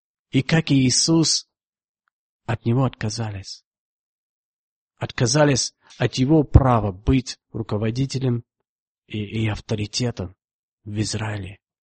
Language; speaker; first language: Russian; non-native, fluent; English